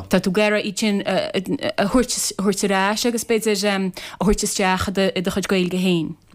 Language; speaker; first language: Irish; native; Irish